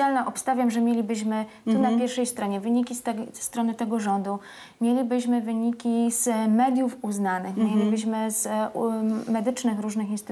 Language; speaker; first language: Polish; native; Polish